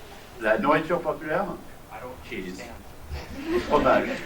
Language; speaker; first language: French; non-native, fluent; English